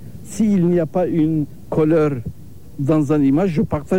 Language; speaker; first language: French; non-native, learner; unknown